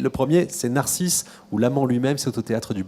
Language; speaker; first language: French; native; French